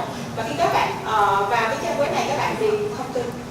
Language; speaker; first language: Vietnamese; native; Vietnamese